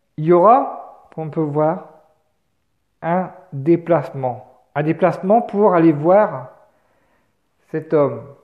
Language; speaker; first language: French; native; French